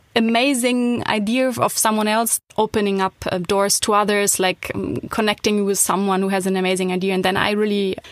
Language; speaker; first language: English; non-native, fluent; German